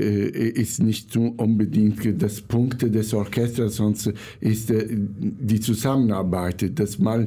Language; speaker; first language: German; non-native, fluent; Italian